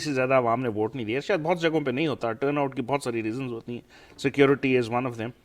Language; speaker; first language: Urdu; native; Urdu